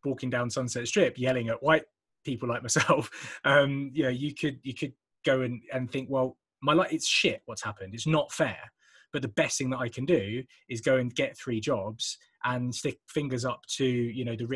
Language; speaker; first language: English; native; English